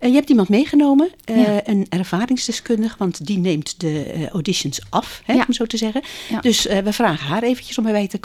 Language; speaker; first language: Dutch; native; Dutch